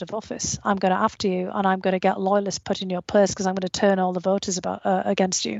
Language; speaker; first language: English; native; English